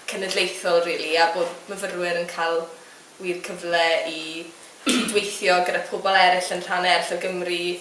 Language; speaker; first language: Welsh; native; Welsh